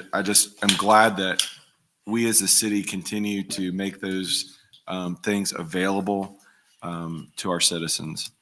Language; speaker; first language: English; native; English